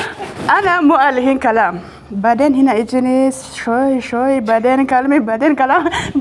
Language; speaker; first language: Arabic; non-native, learner; Amharic